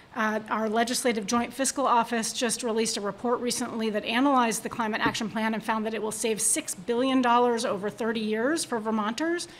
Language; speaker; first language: English; native; English